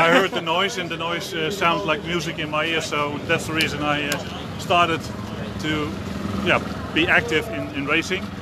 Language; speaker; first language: English; non-native, fluent; Dutch